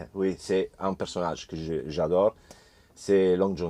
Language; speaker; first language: French; non-native, learner; Italian